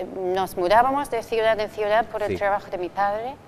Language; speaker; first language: Spanish; non-native, fluent; English